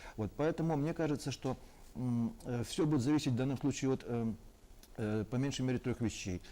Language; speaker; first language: Russian; native; Russian